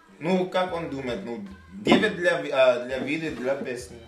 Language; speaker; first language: Russian; non-native, learner; English